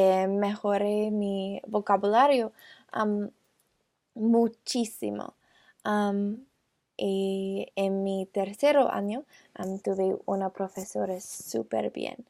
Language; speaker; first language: Spanish; non-native, learner; English